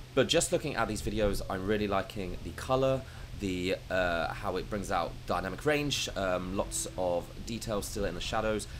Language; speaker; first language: English; native; English